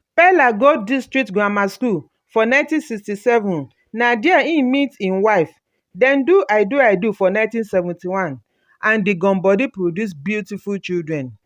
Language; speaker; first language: Nigerian Pidgin; native; Nigerian Pidgin